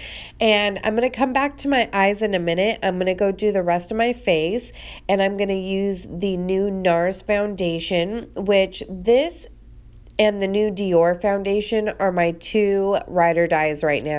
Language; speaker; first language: English; native; English